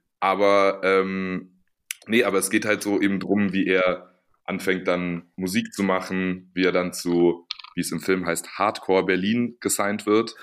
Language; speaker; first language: German; native; German